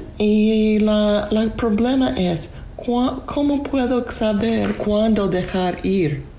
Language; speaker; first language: Spanish; non-native, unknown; English